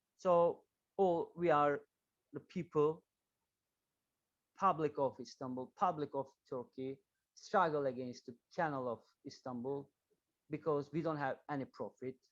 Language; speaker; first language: English; non-native, learner; Turkish